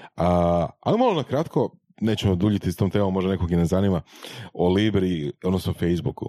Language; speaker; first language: Croatian; native; Croatian